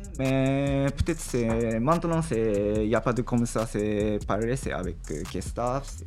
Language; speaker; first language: French; non-native, learner; Japanese